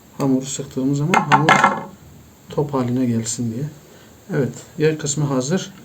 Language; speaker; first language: Turkish; native; Turkish